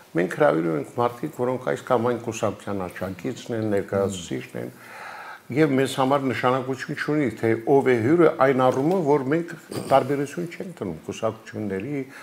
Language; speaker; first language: Armenian; native; Armenian